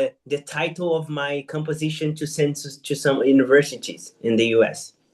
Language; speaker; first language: English; non-native, fluent; Portuguese